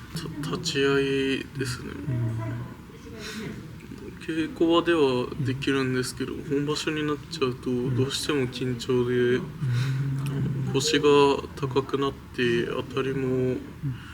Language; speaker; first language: Japanese; native; Japanese